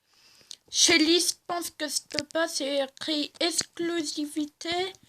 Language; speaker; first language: French; native; French